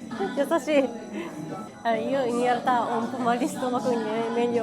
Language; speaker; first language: Italian; non-native, fluent; Japanese